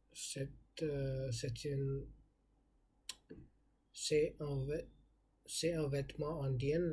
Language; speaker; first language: French; non-native, learner; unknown